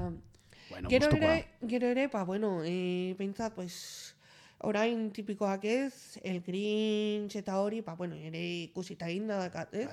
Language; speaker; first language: Basque; non-native, local second language; Spanish